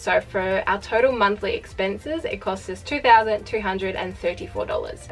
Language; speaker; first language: English; native; English